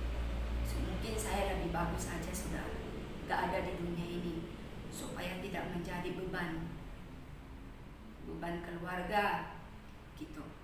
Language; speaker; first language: Indonesian; non-native, fluent; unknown